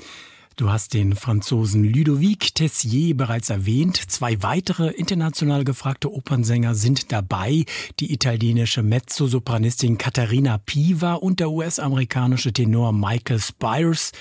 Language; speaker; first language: German; native; German